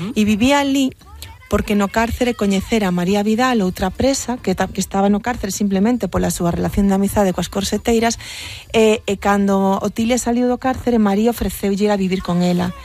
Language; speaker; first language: Galician; native; Galician